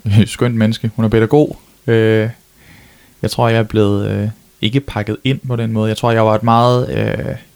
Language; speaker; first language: Danish; native; Danish